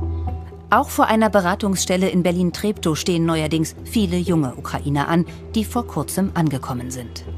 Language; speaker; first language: German; native; German